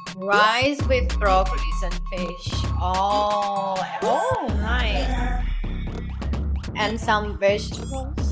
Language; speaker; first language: English; non-native, learner; Portuguese